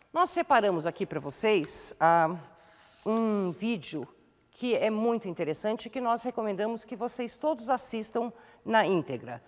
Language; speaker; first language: Portuguese; native; Portuguese